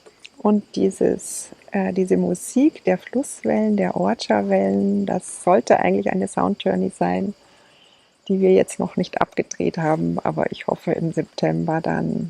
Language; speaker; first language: German; native; German